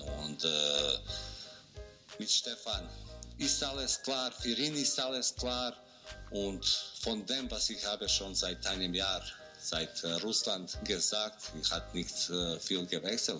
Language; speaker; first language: German; non-native, fluent; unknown